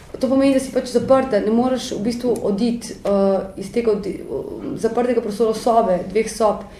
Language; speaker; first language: Slovenian; native; Slovenian